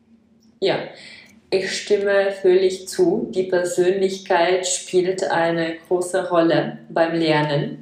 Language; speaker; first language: German; non-native, fluent; Czech